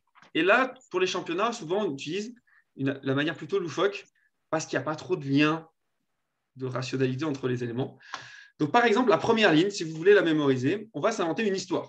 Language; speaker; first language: French; native; French